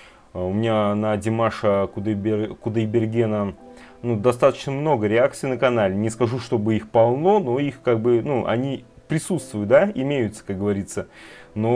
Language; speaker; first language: Russian; native; Russian